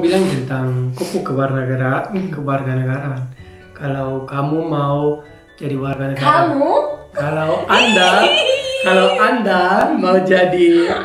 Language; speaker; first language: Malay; non-native, fluent; German